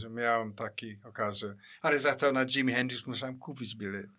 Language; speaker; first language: Polish; non-native, fluent; English